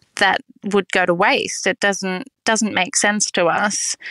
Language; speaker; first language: English; native; English